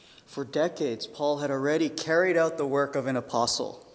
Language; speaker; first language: English; early bilingual, other home language; Chinese